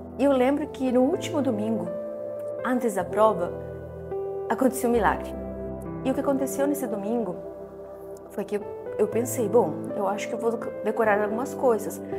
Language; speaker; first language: Portuguese; non-native, fluent; Spanish